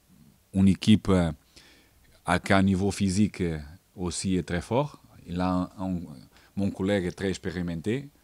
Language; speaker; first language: French; non-native, fluent; Portuguese